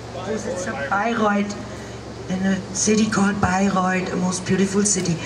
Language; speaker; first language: English; non-native, fluent; German